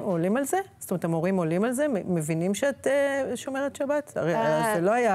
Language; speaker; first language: Hebrew; native; Hebrew